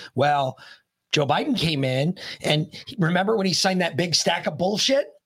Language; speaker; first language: English; native; English